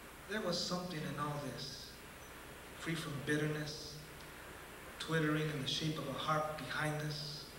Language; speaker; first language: English; early bilingual, other home language; Spanish